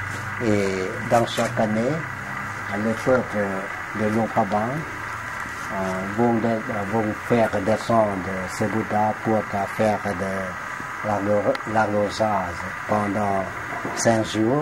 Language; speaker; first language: French; non-native, fluent; Lao